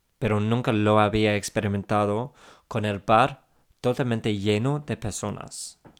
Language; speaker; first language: Spanish; non-native, fluent; English